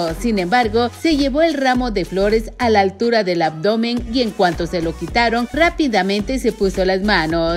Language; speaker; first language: Spanish; native; Spanish